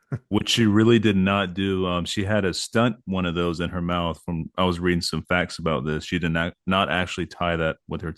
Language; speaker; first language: English; native; English